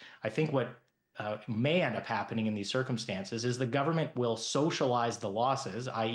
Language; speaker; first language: English; native; English